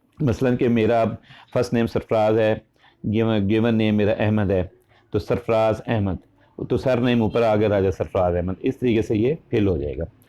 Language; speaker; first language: Urdu; non-native, local second language; Punjabi